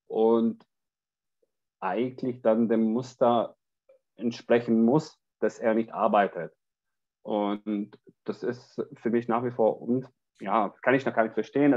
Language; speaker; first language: German; non-native, fluent; Arabic